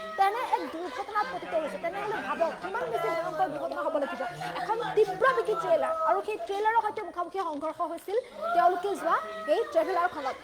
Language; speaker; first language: Assamese; native; Assamese